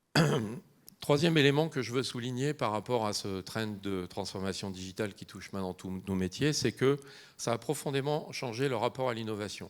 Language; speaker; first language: French; native; French